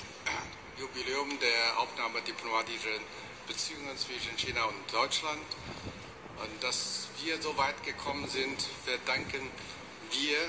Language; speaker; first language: German; non-native, fluent; Chinese